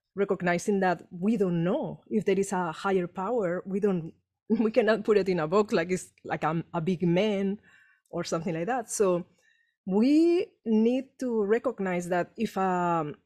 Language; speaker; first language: English; non-native, fluent; Spanish